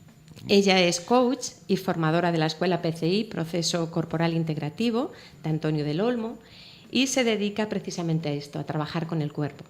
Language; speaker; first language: Spanish; native; Spanish